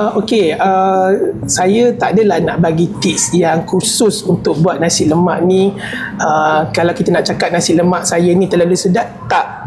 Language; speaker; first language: Malay; native; Malay